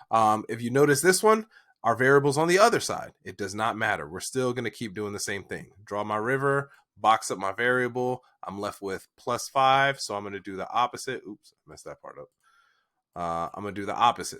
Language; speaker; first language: English; native; English